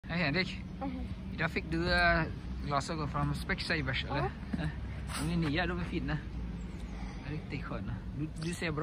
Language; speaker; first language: Swedish; non-native, learner; Vietnamese